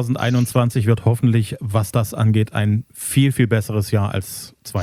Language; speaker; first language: German; native; German